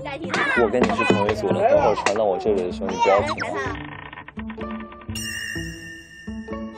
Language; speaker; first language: Chinese; native; Chinese